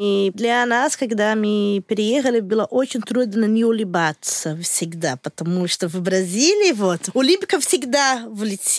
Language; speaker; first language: Russian; non-native, learner; Portuguese